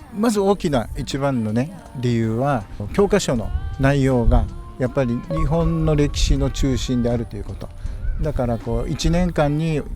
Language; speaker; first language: Japanese; native; Japanese